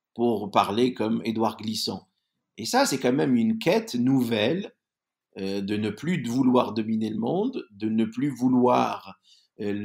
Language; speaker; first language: French; non-native, local second language; Arabic